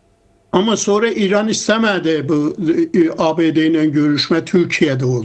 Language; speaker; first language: Turkish; non-native, fluent; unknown